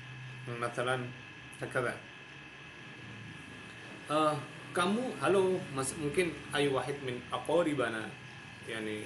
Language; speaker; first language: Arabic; non-native, learner; Javanese